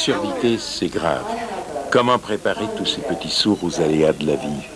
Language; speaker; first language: French; early bilingual, other home language; Russian